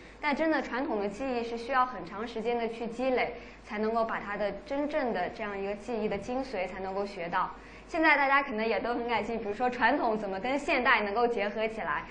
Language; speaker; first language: Chinese; native; Chinese